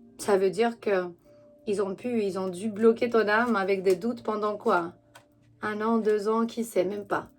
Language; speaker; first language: French; non-native, fluent; Romanian